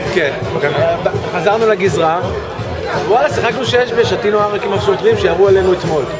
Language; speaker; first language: Hebrew; native; Hebrew